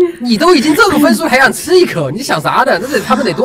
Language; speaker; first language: Chinese; native; Chinese